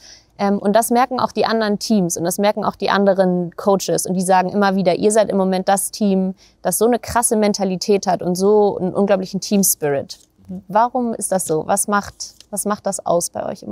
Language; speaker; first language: German; native; German